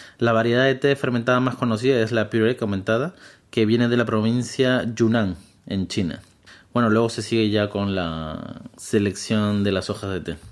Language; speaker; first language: Spanish; native; Spanish